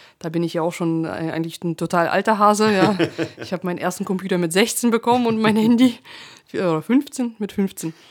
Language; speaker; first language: German; early bilingual, other home language; Russian